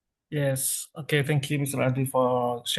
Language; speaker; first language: English; non-native, learner; Indonesian